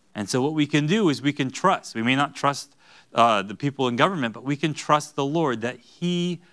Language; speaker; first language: English; native; English